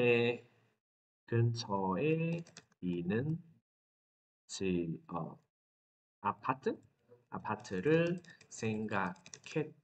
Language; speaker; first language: Korean; non-native, fluent; Burmese